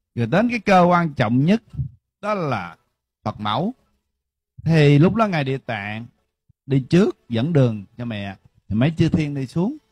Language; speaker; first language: Vietnamese; early bilingual, heritage; Vietnamese